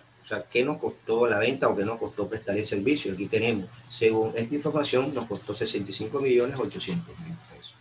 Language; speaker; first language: Spanish; native; Spanish